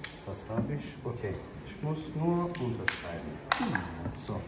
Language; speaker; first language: German; non-native, fluent; Persian